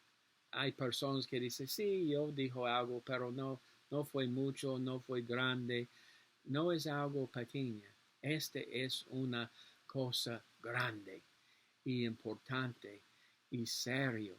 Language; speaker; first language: Spanish; non-native, learner; English